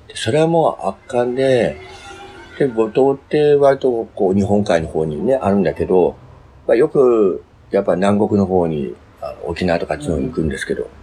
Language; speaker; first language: Japanese; native; Japanese